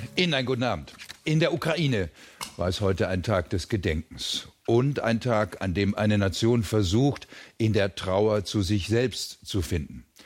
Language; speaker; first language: German; native; German